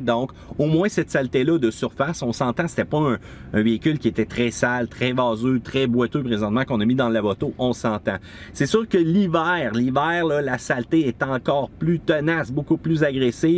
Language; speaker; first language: French; native; French